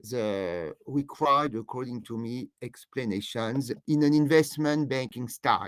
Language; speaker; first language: English; non-native, fluent; French